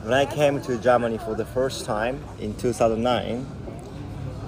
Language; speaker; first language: English; non-native, learner; Japanese